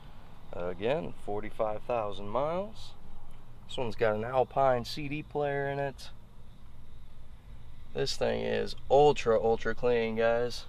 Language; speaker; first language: English; native; English